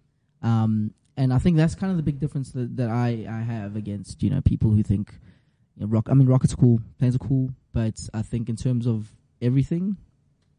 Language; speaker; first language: English; non-native, local second language; Zulu